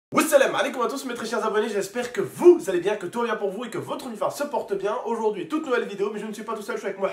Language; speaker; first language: French; native; French